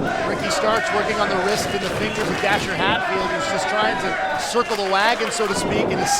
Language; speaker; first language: English; native; English